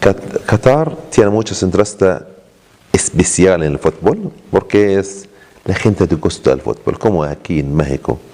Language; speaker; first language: Spanish; non-native, learner; Arabic